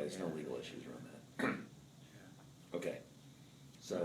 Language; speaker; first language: English; native; English